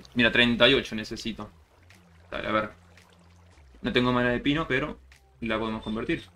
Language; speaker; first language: Spanish; native; Spanish